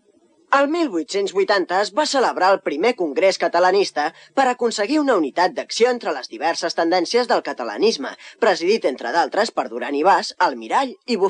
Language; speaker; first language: Catalan; native; Catalan